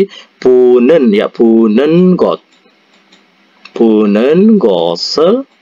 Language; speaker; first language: Korean; non-native, fluent; Indonesian